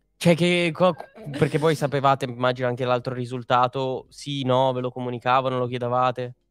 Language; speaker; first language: Italian; native; Italian